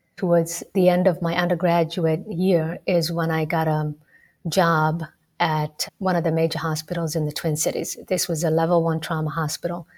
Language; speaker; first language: English; non-native, local second language; Somali